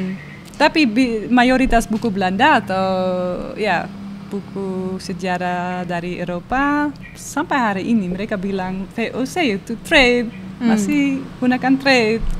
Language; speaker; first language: Indonesian; non-native, learner; Dutch